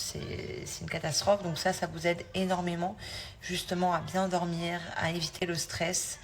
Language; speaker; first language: French; native; French